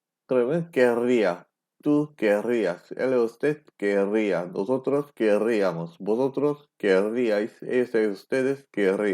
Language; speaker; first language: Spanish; non-native, fluent; Korean